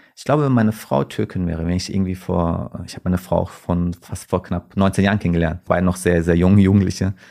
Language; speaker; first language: German; early bilingual, other home language; Turkish